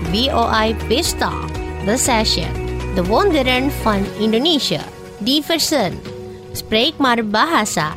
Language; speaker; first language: Dutch; non-native, fluent; Indonesian